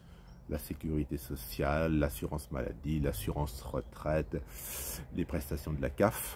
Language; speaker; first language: French; native; French